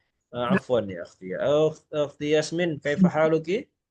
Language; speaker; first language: Arabic; non-native, fluent; Malay